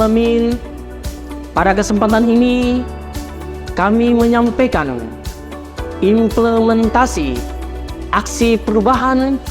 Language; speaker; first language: Indonesian; native; Indonesian